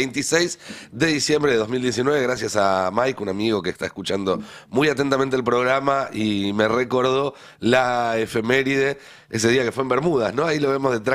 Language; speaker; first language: Spanish; native; Spanish